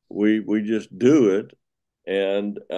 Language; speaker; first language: English; native; English